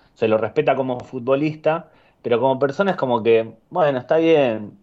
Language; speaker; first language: Spanish; native; Spanish